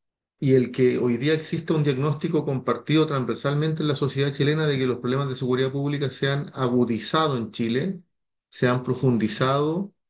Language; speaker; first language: Spanish; native; Spanish